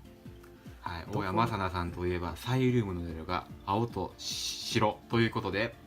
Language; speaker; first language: Japanese; native; Japanese